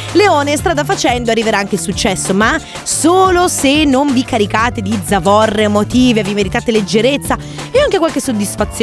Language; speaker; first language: Italian; native; Italian